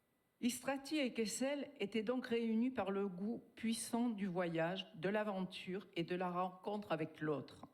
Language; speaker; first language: French; native; French